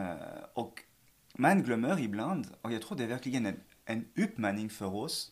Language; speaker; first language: Swedish; non-native, fluent; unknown